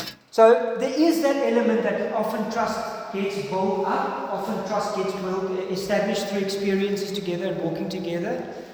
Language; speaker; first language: English; non-native, local second language; Afrikaans